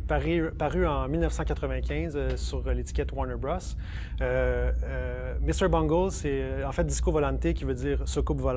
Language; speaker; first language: French; native; French